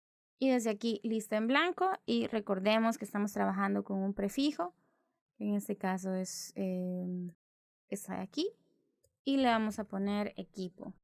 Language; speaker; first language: Spanish; native; Spanish